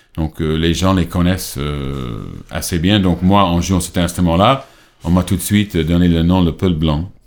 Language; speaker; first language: French; non-native, fluent; English